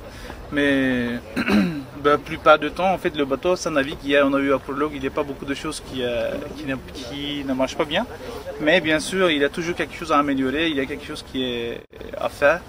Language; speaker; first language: French; non-native, fluent; Turkish